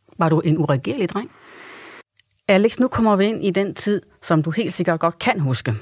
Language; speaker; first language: Danish; native; Danish